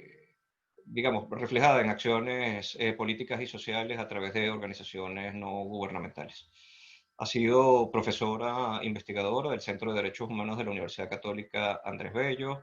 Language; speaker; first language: Spanish; native; Spanish